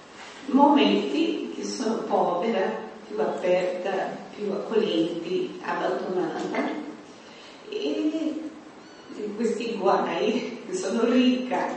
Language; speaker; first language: Italian; non-native, fluent; Portuguese